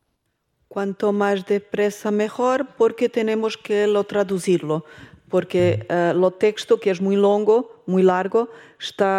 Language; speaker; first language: Spanish; non-native, learner; Portuguese